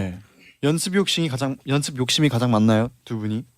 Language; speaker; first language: Korean; native; Korean